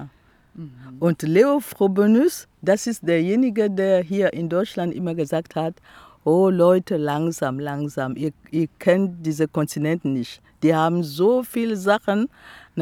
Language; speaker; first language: German; non-native, fluent; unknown